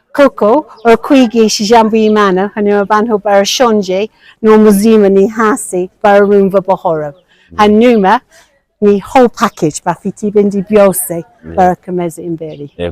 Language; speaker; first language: Kinyarwanda; non-native, learner; English